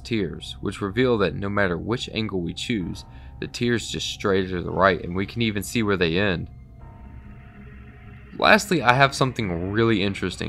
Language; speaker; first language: English; native; English